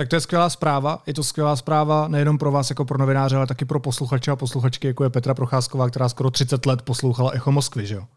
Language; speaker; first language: Czech; native; Czech